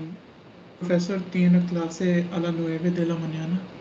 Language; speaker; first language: Spanish; non-native, learner; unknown